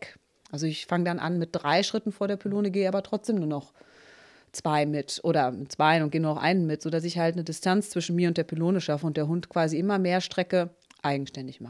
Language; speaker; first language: German; native; German